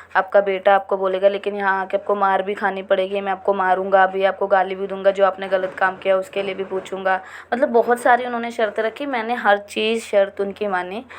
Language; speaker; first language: Hindi; native; Hindi